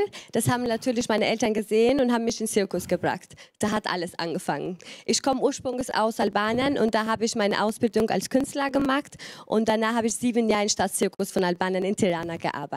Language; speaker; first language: German; non-native, fluent; Albanian